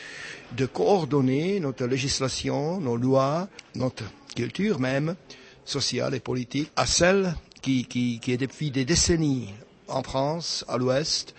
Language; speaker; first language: French; non-native, fluent; Czech